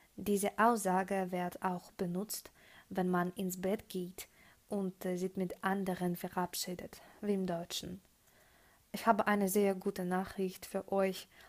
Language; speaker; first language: German; non-native, fluent; Russian